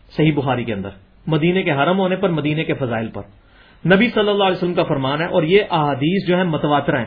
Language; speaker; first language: Urdu; non-native, local second language; Punjabi